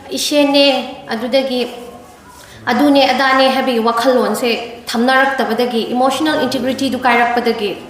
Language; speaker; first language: Manipuri; non-native, local second language; Tangkhul Naga (India)